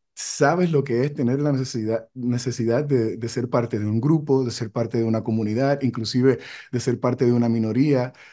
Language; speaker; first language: Spanish; native; Spanish